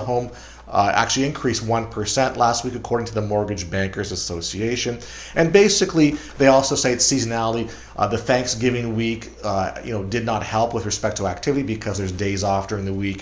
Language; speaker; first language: English; native; English